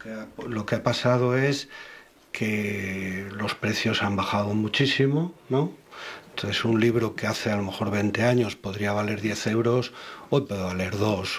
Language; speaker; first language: Spanish; native; Spanish